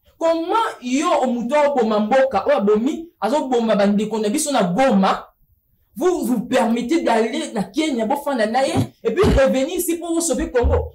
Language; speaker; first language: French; non-native, local second language; Lingala